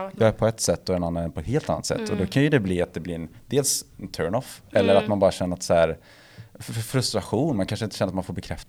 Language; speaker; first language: Swedish; native; Swedish